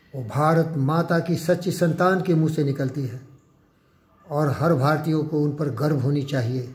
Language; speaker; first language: Hindi; native; Hindi